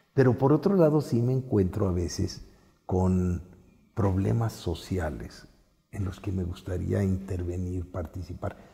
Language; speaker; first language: Spanish; native; Spanish